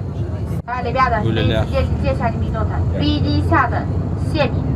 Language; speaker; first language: Russian; non-native, learner; Chinese